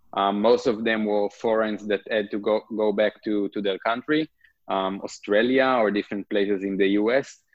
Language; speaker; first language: English; non-native, fluent; Hebrew